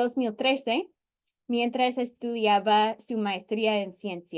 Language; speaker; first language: Spanish; non-native, fluent; English